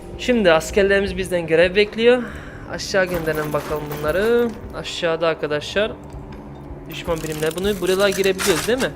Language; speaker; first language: Turkish; native; Turkish